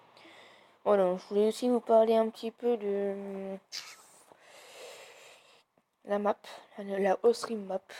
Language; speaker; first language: French; native; French